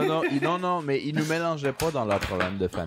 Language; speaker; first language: French; native; French